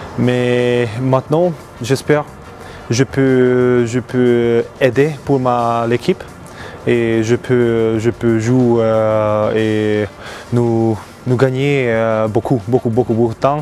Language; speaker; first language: French; non-native, learner; Hungarian